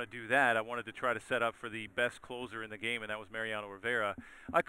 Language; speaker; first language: English; native; English